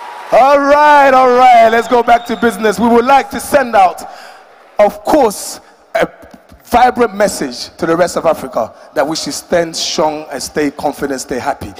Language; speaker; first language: English; early bilingual, other home language; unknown